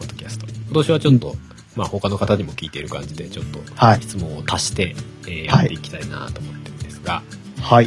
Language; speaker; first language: Japanese; native; Japanese